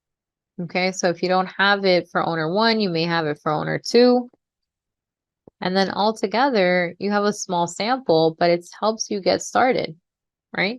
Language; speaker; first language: English; native; English